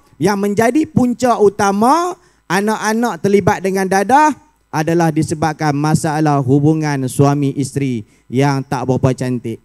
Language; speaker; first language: Malay; native; Malay